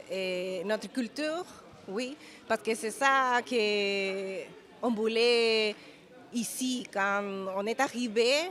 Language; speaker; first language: French; non-native, fluent; Spanish